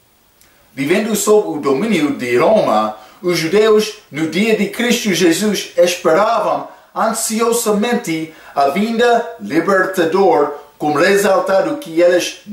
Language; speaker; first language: Portuguese; non-native, fluent; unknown